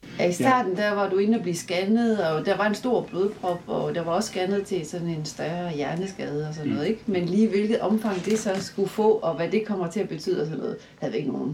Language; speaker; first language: Danish; native; Danish